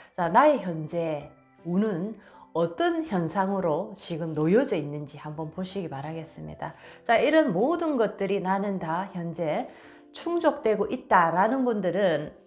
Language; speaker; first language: Korean; native; Korean